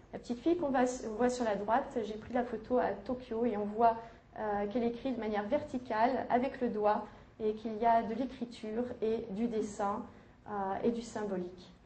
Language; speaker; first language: French; native; French